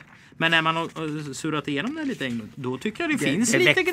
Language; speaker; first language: Swedish; native; Swedish